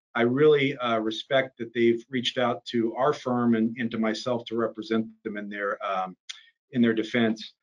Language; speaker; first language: English; native; English